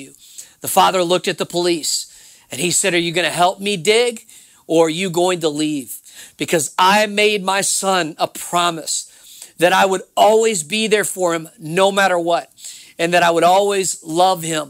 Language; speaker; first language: English; native; English